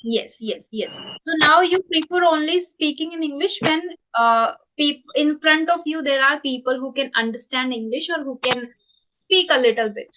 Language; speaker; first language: English; non-native, local second language; Hindi